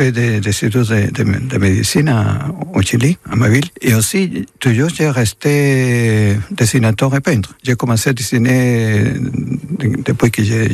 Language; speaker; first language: French; non-native, learner; Spanish